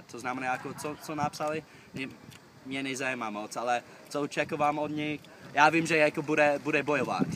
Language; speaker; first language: Czech; non-native, fluent; English